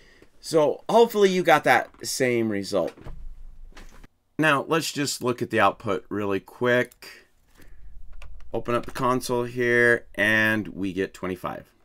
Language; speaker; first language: English; native; English